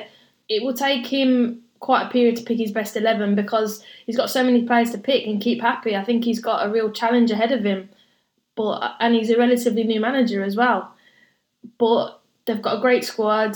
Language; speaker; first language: English; native; English